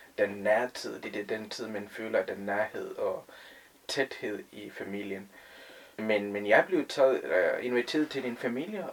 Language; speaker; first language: Danish; non-native, fluent; Tamil